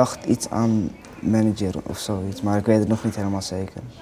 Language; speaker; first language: Dutch; native; Dutch